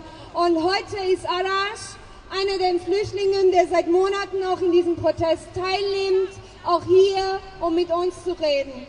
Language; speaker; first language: German; non-native, fluent; Persian